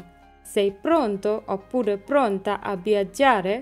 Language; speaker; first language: Italian; non-native, learner; Bangla